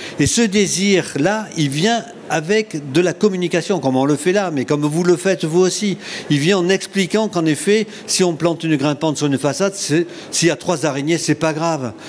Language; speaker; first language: French; native; French